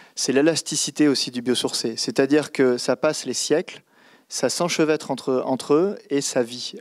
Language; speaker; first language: French; native; French